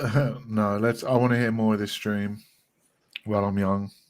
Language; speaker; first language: English; native; English